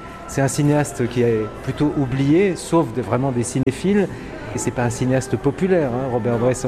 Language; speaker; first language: French; native; French